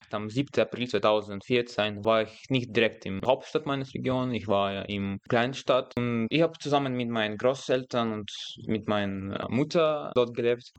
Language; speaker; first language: German; non-native, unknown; Russian